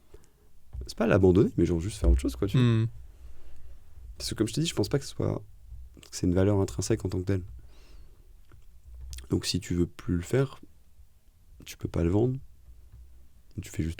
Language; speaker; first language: French; native; French